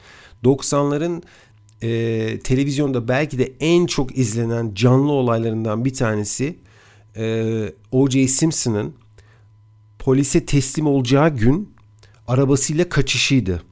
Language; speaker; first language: Turkish; native; Turkish